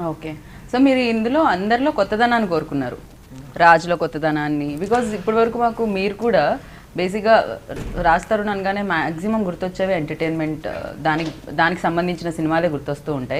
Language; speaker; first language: Telugu; native; Telugu